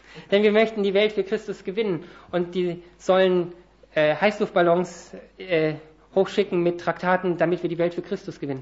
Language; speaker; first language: German; native; German